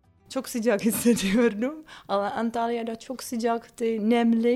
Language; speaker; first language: Turkish; non-native, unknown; Czech